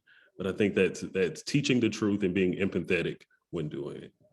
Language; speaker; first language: English; native; English